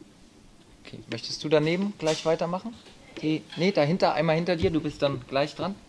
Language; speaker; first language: German; native; German